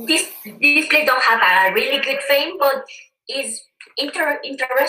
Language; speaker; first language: English; non-native, learner; Spanish